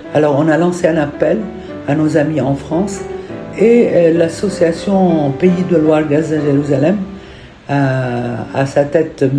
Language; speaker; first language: French; non-native, fluent; Arabic